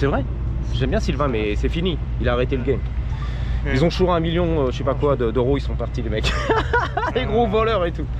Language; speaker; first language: French; native; French